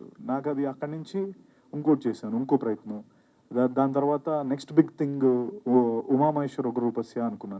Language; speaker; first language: Telugu; native; Telugu